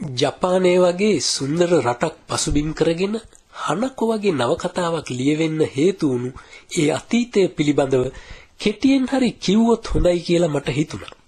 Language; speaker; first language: Sinhala; native; Sinhala